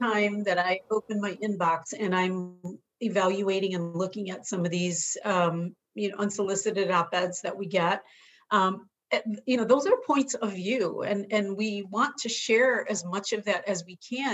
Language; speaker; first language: English; native; English